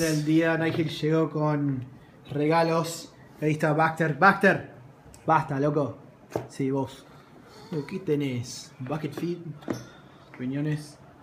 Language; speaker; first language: Spanish; native; Spanish